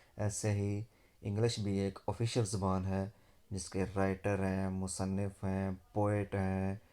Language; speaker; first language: Urdu; non-native, local second language; Punjabi